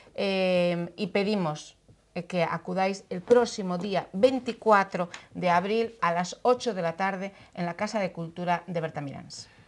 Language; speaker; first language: Spanish; native; Spanish